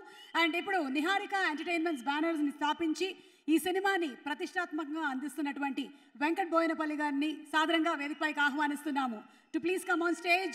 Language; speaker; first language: Telugu; native; Telugu